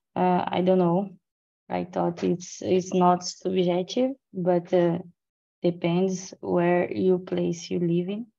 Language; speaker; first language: English; non-native, learner; Portuguese